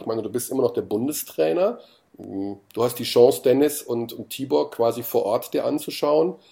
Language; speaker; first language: German; native; German